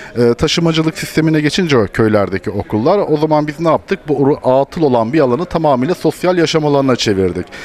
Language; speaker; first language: Turkish; native; Turkish